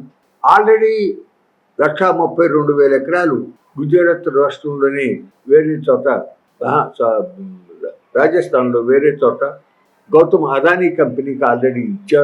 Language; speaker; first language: Telugu; native; Telugu